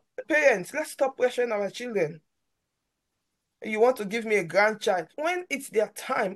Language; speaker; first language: English; non-native, local second language; Krio